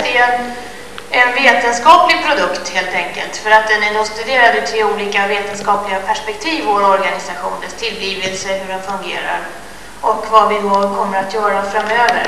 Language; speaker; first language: Swedish; native; Swedish